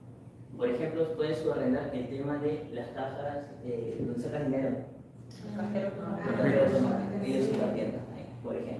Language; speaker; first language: Spanish; native; Spanish